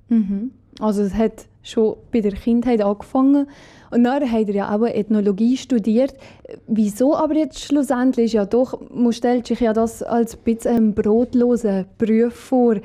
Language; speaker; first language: German; native; German